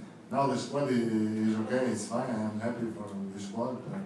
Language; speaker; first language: English; non-native, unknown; Italian